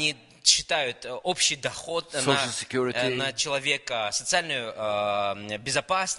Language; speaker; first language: Russian; native; Russian